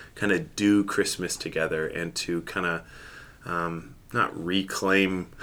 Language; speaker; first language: English; native; English